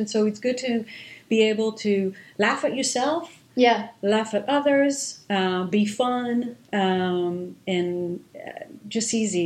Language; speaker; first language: English; non-native, fluent; Hebrew